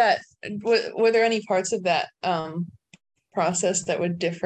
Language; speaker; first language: English; native; English